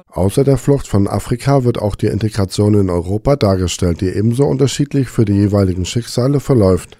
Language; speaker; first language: German; native; German